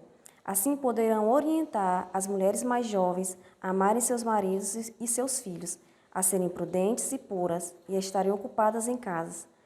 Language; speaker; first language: Portuguese; native; Portuguese